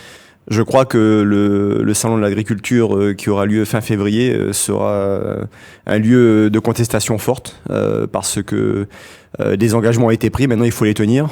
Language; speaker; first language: French; native; French